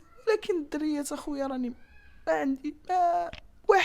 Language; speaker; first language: Arabic; native; Arabic